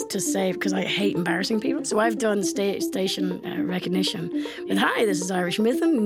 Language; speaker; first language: English; native; English